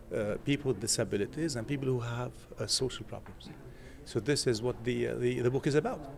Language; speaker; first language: English; non-native, fluent; Arabic